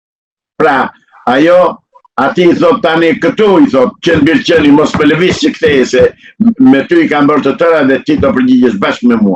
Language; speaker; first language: Albanian; native; Albanian